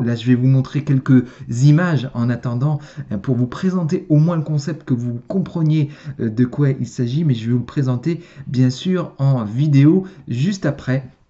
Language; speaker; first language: French; native; French